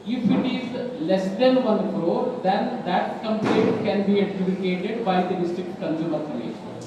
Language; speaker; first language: English; non-native, local second language; Kannada